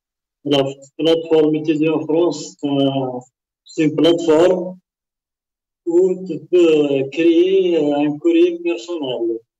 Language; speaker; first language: French; non-native, local second language; Arabic